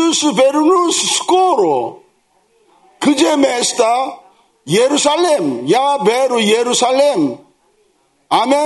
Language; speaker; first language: Russian; non-native, learner; Korean